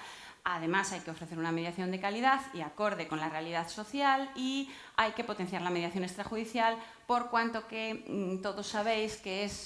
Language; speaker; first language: Spanish; native; Spanish